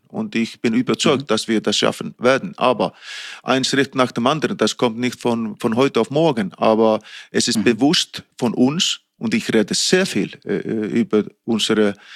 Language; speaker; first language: German; non-native, fluent; Icelandic